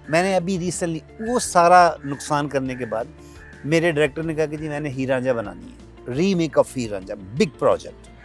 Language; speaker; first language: Urdu; non-native, local second language; Punjabi